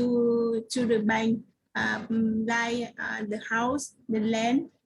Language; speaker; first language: English; non-native, learner; Vietnamese